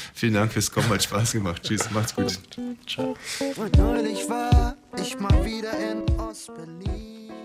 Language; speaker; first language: German; native; German